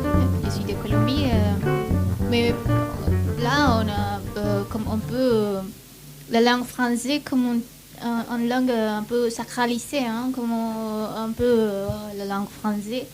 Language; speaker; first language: French; non-native, fluent; Spanish